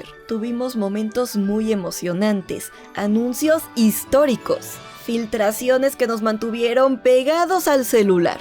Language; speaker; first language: Spanish; native; Spanish